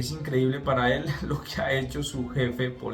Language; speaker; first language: Spanish; native; Spanish